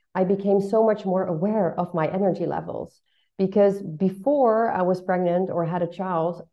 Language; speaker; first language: English; non-native, fluent; Dutch